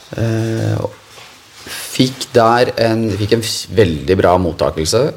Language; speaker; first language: Norwegian; native; Norwegian